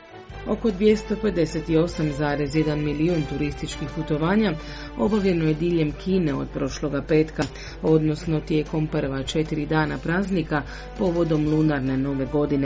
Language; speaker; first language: Croatian; native; Croatian